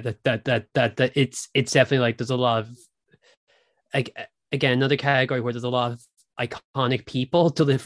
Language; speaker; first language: English; native; English